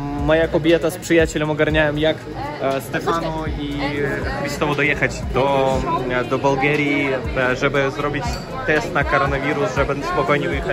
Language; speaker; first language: Polish; non-native, learner; Ukrainian